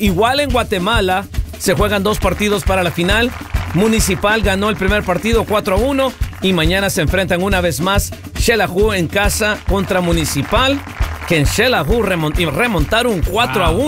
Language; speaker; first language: Spanish; early bilingual, heritage; Spanish